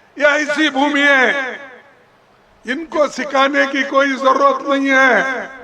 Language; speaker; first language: Hindi; non-native, local second language; Kannada